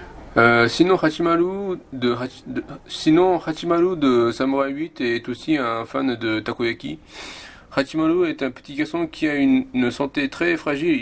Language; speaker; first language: French; non-native, fluent; Japanese